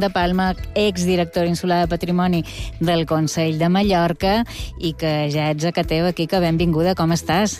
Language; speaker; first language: Catalan; native; Catalan